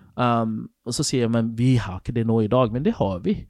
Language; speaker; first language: Norwegian; non-native, fluent; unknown